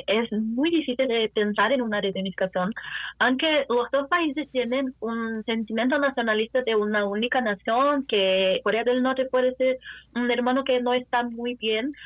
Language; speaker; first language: Spanish; non-native, fluent; Portuguese